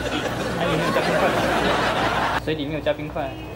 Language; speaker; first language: Chinese; native; Chinese